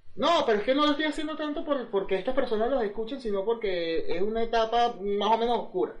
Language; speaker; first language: Spanish; native; Spanish